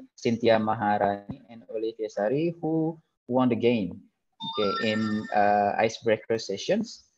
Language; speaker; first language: English; non-native, fluent; Indonesian